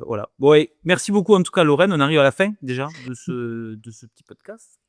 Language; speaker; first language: French; native; French